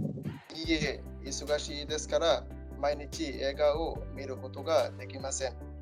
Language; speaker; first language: Japanese; non-native, learner; Bangla